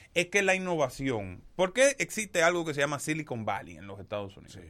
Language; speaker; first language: Spanish; native; Spanish